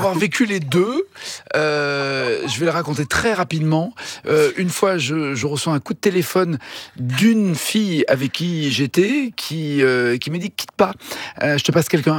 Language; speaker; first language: French; native; French